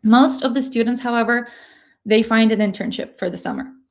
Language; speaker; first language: English; non-native, fluent; Ukrainian